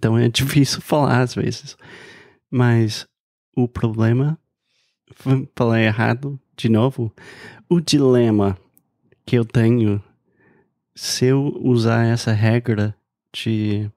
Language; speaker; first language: Portuguese; non-native, fluent; English